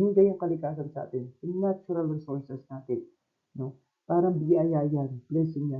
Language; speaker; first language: Filipino; native; Filipino